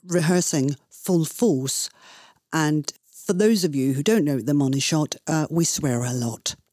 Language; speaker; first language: English; non-native, fluent; Danish